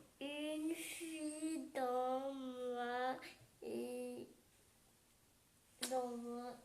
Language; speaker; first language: French; non-native, learner; Vietnamese